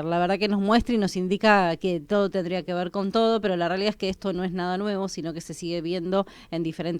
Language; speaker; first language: Spanish; native; Spanish